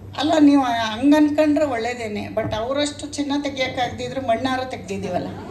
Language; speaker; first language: Kannada; native; Kannada